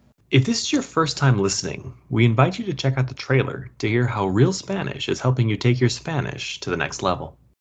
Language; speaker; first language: English; native; English